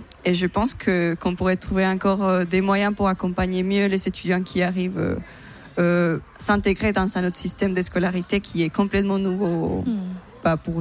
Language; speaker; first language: French; non-native, fluent; Spanish